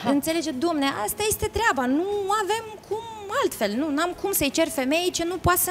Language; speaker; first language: Romanian; native; Romanian